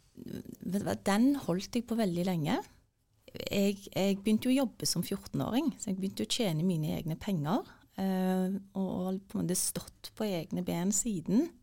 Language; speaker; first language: Norwegian; early bilingual, other home language; Turkish